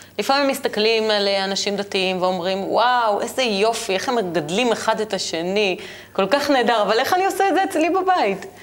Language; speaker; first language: Hebrew; native; Hebrew